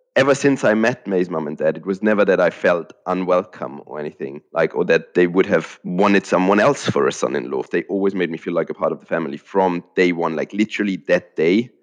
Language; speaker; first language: English; non-native, fluent; German